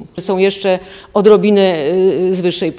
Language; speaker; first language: Polish; native; Polish